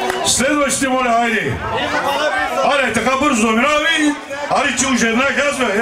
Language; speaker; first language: Bulgarian; non-native, local second language; Turkish